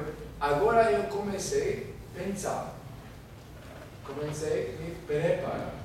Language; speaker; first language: Portuguese; non-native, fluent; German